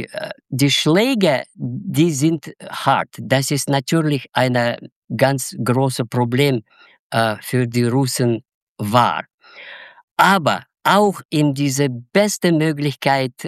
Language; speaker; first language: German; non-native, learner; Russian